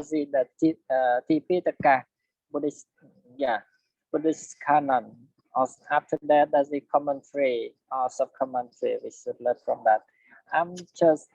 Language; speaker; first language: English; non-native, learner; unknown